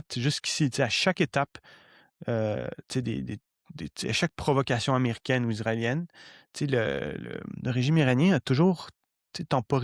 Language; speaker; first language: French; native; French